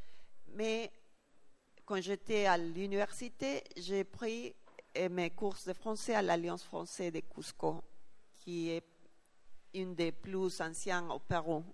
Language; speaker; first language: French; non-native, learner; Spanish